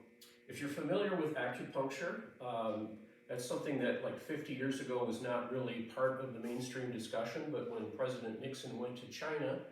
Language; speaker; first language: English; native; English